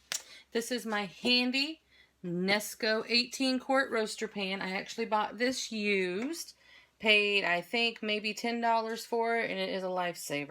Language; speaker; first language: English; native; English